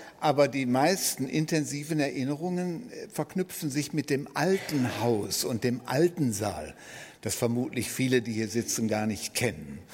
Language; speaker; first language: German; native; German